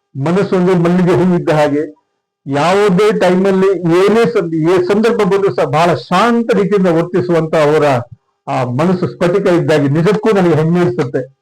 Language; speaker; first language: Kannada; native; Kannada